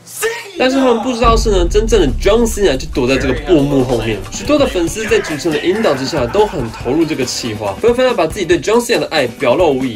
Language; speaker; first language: Chinese; native; Chinese